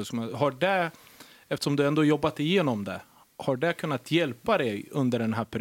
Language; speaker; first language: Swedish; native; Swedish